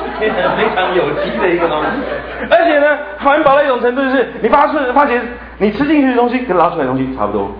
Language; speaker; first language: Chinese; native; Chinese